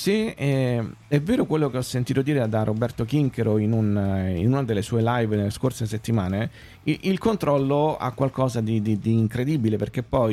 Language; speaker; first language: Italian; native; Italian